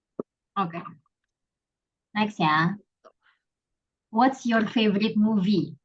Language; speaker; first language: English; non-native, fluent; Indonesian